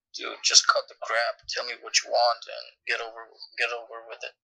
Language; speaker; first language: English; non-native, fluent; Romanian